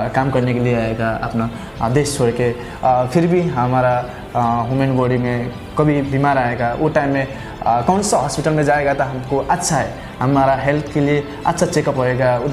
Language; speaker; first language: Hindi; non-native, learner; Nepali